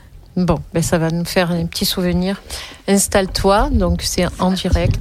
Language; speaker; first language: French; native; French